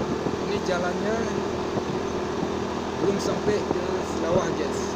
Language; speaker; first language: Indonesian; non-native, local second language; Achinese